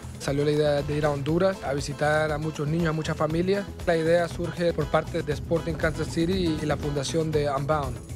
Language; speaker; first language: Spanish; native; Spanish